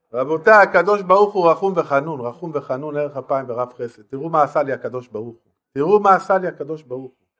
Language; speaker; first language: Hebrew; non-native, fluent; French